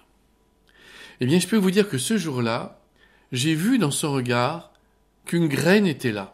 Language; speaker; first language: French; native; French